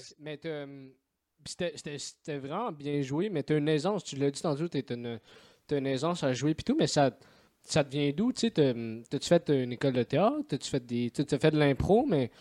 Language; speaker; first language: French; native; French